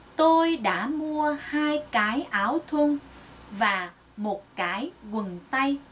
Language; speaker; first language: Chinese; non-native, fluent; Vietnamese